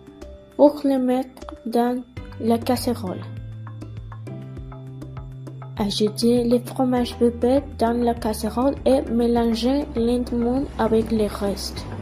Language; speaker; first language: French; non-native, learner; Spanish